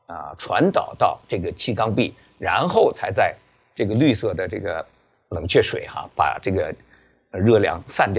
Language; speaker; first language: Chinese; native; Chinese